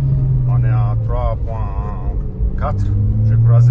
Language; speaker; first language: French; non-native, fluent; Romanian